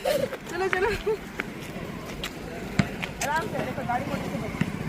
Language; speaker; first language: Hindi; native; Hindi